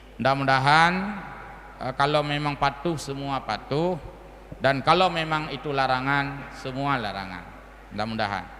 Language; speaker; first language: Malay; non-native, local second language; Achinese